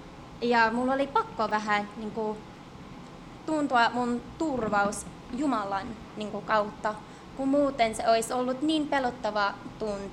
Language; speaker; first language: Finnish; early bilingual, heritage; English